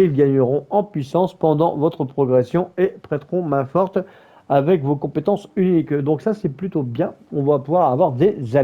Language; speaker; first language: French; native; French